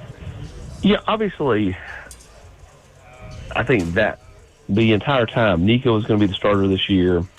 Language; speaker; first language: English; native; English